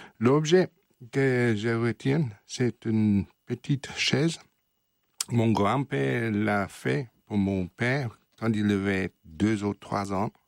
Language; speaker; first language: French; non-native, fluent; English